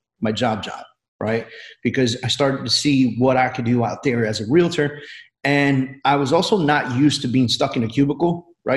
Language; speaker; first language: English; native; English